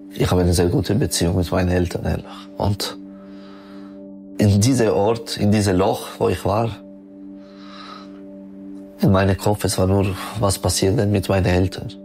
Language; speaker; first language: German; non-native, local second language; French